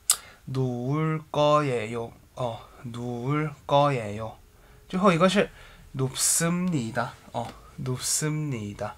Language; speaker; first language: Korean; non-native, fluent; Chinese